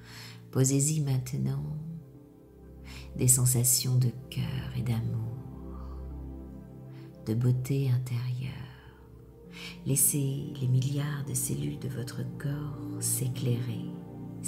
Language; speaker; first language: French; native; French